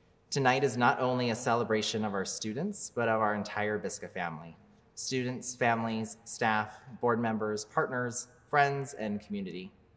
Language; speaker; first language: English; native; English